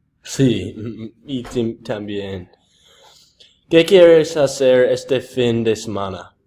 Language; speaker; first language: Spanish; non-native, learner; English